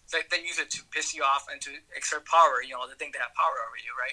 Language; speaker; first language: English; early bilingual, other home language; Spanish